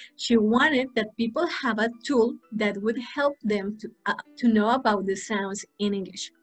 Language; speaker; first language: English; non-native, fluent; Spanish